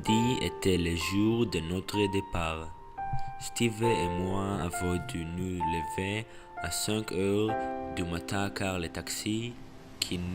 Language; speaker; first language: French; non-native, learner; English